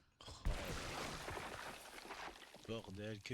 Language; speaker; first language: French; native; French